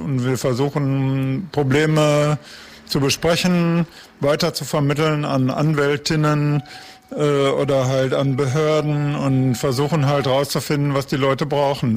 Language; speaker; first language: German; native; German